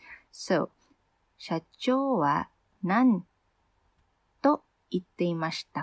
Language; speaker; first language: Japanese; non-native, fluent; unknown